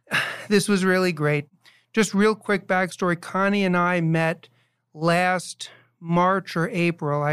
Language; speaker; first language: English; native; English